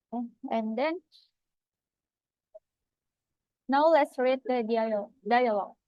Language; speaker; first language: English; non-native, fluent; Indonesian